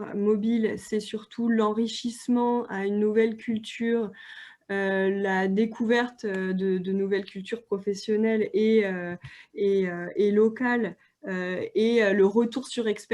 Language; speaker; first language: French; native; French